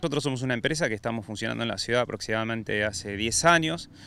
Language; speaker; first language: Spanish; native; Spanish